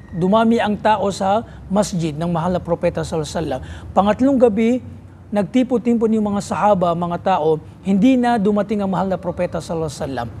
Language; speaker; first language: Filipino; non-native, local second language; Maranao